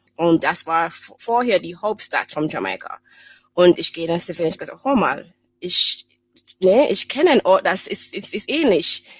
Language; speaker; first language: German; non-native, learner; English